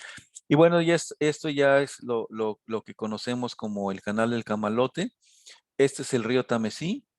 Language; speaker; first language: Spanish; native; Spanish